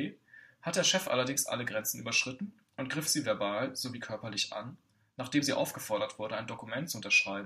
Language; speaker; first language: German; native; German